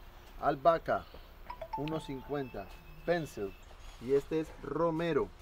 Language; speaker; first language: Spanish; native; Spanish